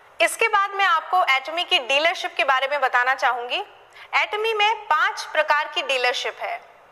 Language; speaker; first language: Hindi; native; Hindi